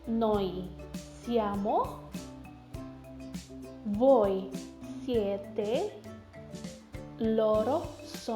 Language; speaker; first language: Italian; non-native, learner; Indonesian